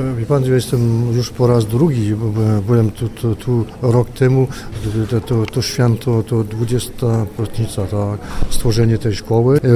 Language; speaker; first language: Polish; non-native, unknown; French